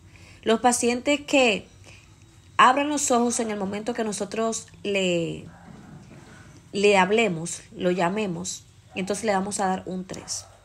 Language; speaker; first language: Spanish; native; Spanish